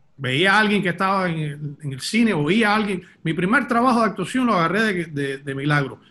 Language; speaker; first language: Spanish; early bilingual, heritage; Spanish